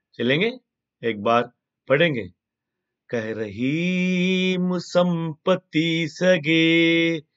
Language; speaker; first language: Hindi; non-native, local second language; Telugu